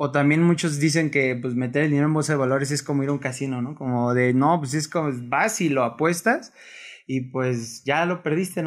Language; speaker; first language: Spanish; native; Spanish